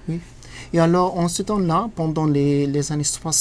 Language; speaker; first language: French; non-native, learner; English